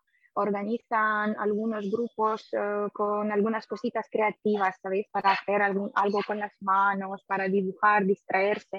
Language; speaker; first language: Spanish; non-native, fluent; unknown